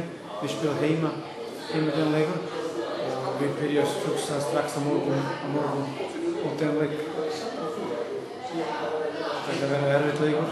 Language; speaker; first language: Icelandic; non-native, learner; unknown